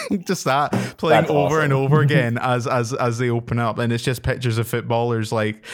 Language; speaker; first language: English; native; English